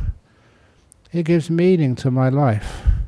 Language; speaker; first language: English; native; English